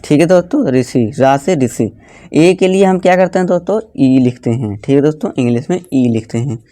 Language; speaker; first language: Hindi; native; Hindi